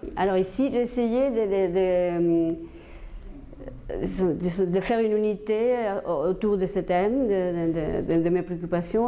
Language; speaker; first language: French; non-native, fluent; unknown